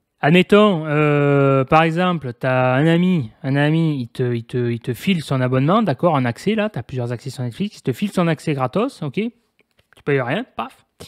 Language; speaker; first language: French; native; French